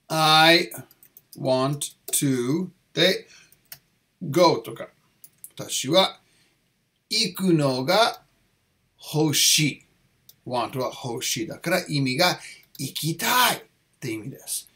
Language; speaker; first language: Japanese; non-native, learner; English